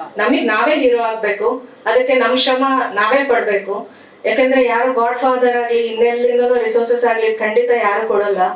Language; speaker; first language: Kannada; native; Kannada